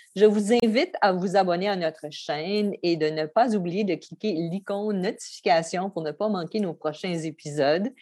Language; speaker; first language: French; native; French